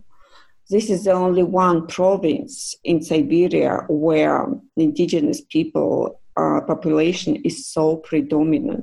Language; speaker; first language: English; non-native, fluent; Russian